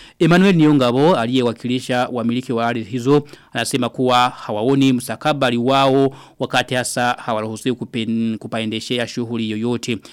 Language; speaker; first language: Swahili; non-native, local second language; Rundi